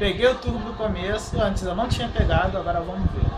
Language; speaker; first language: Portuguese; native; Portuguese